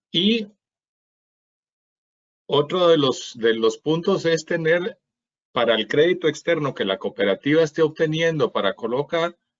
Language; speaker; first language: Spanish; native; Spanish